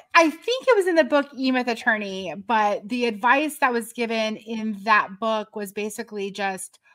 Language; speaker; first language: English; native; English